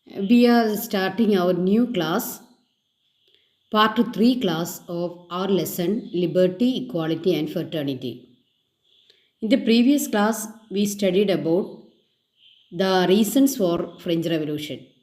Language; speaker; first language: English; non-native, local second language; Malayalam